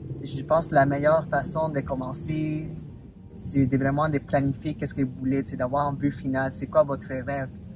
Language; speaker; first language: French; non-native, fluent; Spanish